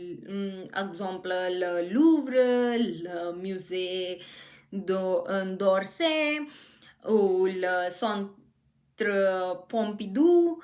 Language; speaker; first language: French; non-native, learner; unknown